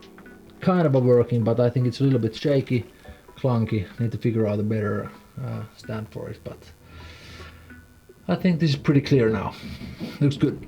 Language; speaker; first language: English; non-native, fluent; Finnish